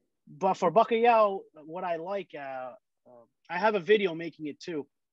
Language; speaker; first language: English; early bilingual, other home language; Portuguese